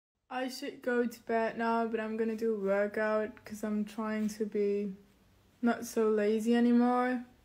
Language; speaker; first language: English; non-native, fluent; German